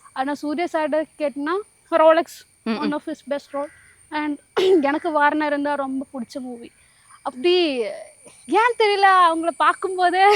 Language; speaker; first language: Tamil; non-native, learner; Malayalam